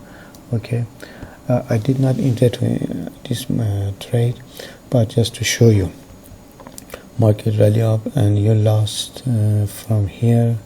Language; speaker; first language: English; non-native, fluent; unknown